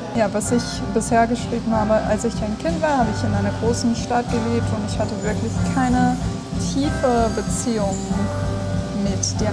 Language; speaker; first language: German; non-native, learner; English